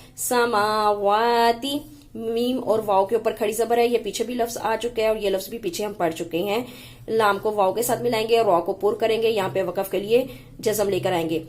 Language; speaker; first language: Urdu; native; Urdu